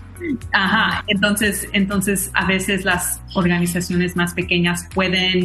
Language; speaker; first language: Spanish; early bilingual, heritage; Spanish